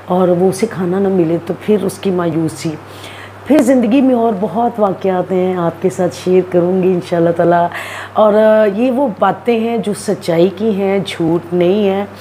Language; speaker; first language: Urdu; non-native, local second language; Punjabi